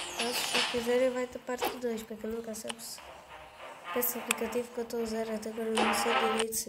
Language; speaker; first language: Portuguese; early bilingual, heritage; Portuguese